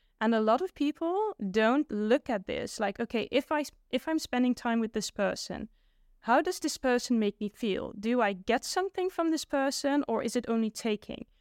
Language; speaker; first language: English; non-native, fluent; Dutch